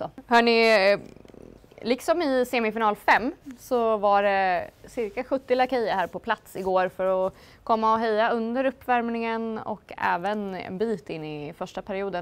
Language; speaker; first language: Swedish; native; Swedish